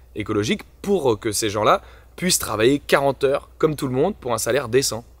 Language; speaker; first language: French; native; French